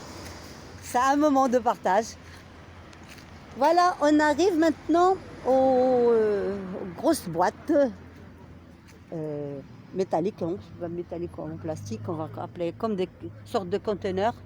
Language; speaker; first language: French; non-native, local second language; Arabic